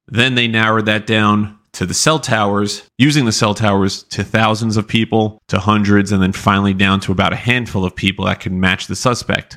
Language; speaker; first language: English; native; English